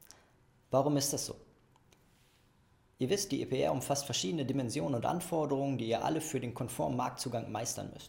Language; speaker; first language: German; native; German